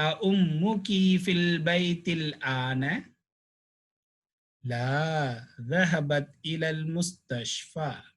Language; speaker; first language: Arabic; non-native, fluent; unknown